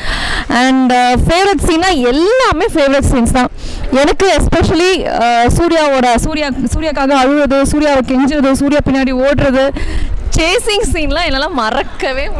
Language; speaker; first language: Tamil; non-native, fluent; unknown